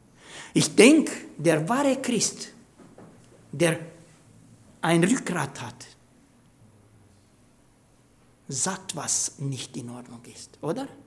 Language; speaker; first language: German; non-native, fluent; Romanian